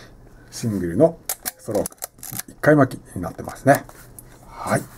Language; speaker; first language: Japanese; native; Japanese